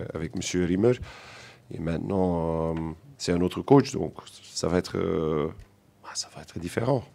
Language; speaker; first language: French; non-native, local second language; Dutch